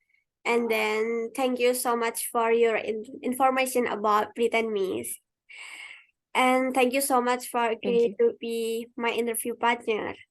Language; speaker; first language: English; non-native, learner; Indonesian